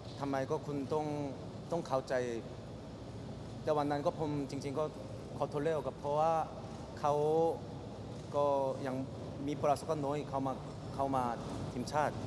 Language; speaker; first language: Thai; non-native, fluent; Korean